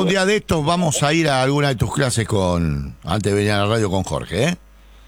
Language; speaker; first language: Spanish; native; Spanish